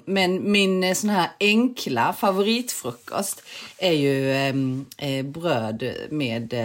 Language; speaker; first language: Swedish; early bilingual, other home language; Korean